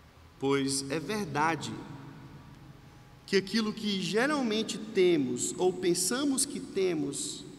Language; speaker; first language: Portuguese; native; Portuguese